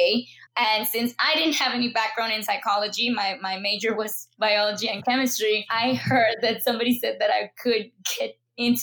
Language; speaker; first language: English; non-native, fluent; Spanish